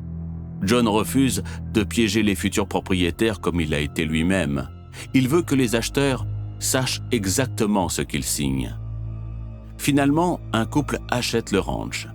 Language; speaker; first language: French; native; French